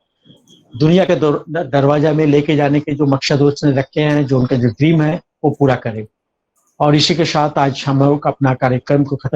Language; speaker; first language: Hindi; native; Hindi